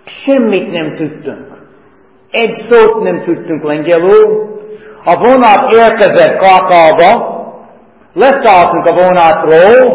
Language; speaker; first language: Hungarian; non-native, fluent; English